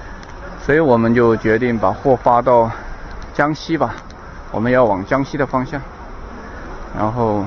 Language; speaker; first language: Chinese; native; Chinese